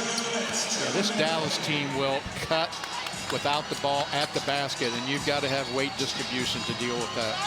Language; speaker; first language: English; native; English